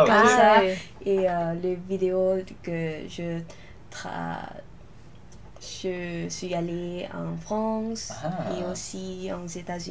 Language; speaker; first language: French; non-native, learner; Lao